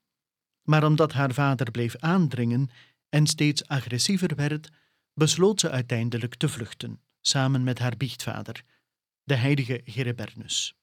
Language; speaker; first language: Dutch; native; Dutch